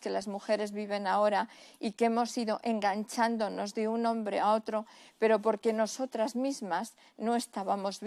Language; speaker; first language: Spanish; native; Spanish